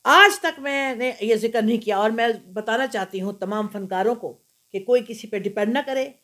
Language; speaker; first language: Urdu; non-native, local second language; Punjabi